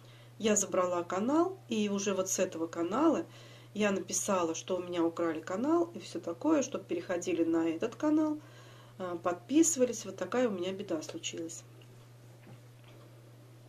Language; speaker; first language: Russian; native; Russian